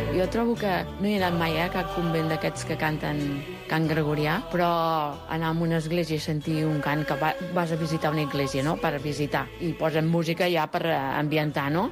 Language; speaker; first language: Catalan; early bilingual, other home language; Spanish